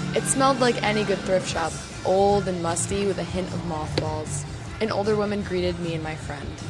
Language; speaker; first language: English; native; English